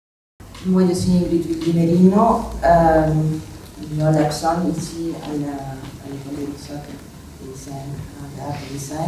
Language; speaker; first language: French; non-native, fluent; Spanish